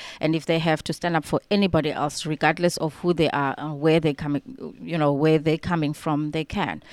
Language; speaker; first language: English; non-native, local second language; Xhosa